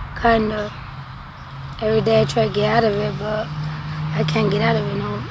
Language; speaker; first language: English; non-native, fluent; Spanish